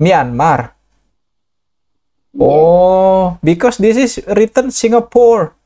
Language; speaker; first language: English; non-native, learner; Indonesian